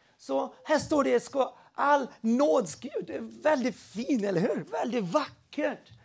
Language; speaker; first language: Swedish; non-native, fluent; Spanish